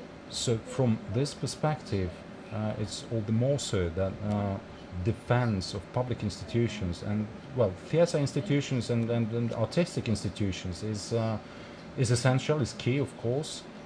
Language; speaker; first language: English; non-native, fluent; Polish